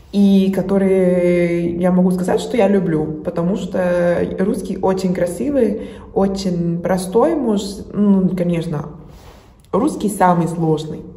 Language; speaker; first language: Russian; non-native, fluent; Spanish